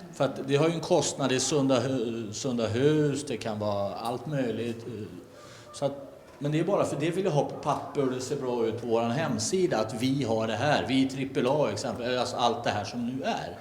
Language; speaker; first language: Swedish; native; Swedish